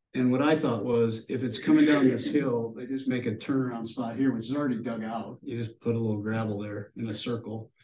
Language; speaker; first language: English; native; English